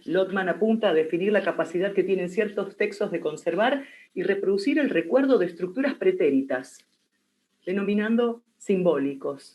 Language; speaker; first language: Spanish; native; Spanish